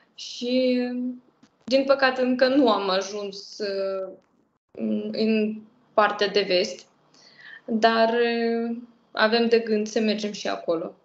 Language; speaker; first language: Romanian; non-native, fluent; Russian